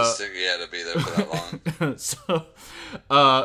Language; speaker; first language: English; native; English